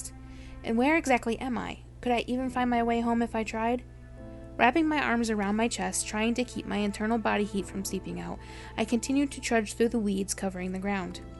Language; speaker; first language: English; native; English